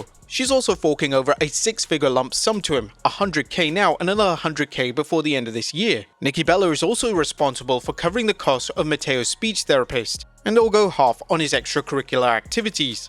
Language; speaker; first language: English; native; English